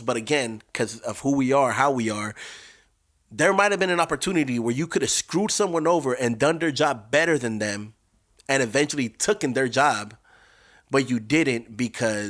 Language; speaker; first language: English; native; English